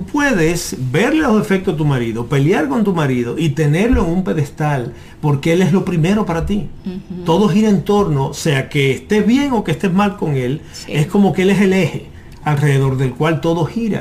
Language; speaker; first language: Spanish; native; Spanish